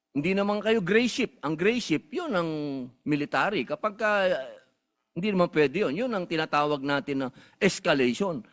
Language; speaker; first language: Filipino; native; Filipino